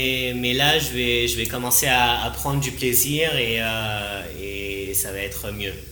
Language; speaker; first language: French; non-native, fluent; Japanese